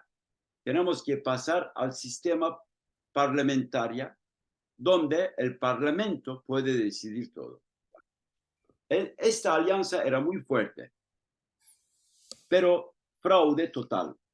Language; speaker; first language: Spanish; non-native, fluent; Turkish